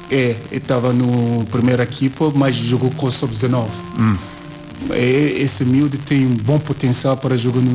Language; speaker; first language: Portuguese; non-native, learner; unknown